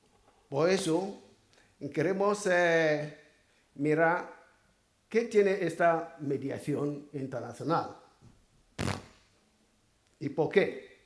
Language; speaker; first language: Spanish; non-native, fluent; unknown